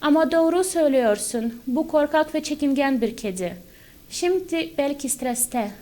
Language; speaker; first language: Turkish; non-native, fluent; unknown